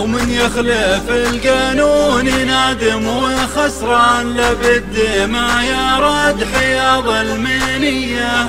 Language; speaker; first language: Arabic; native; Arabic